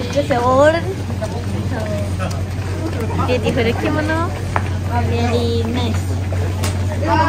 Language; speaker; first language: English; non-native, learner; Japanese